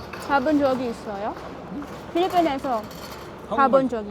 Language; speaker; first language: Korean; non-native, learner; Filipino